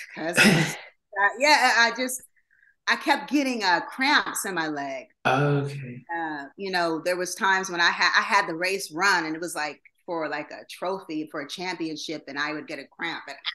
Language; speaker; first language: English; native; English